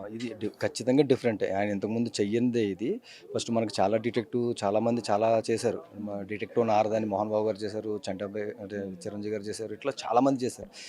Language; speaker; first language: Telugu; native; Telugu